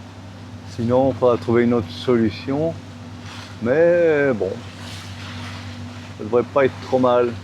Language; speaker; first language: French; native; French